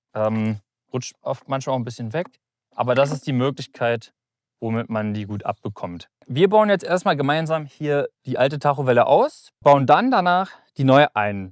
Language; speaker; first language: German; native; German